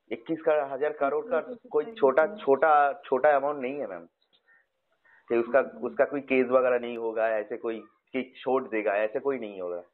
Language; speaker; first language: Hindi; non-native, local second language; Bangla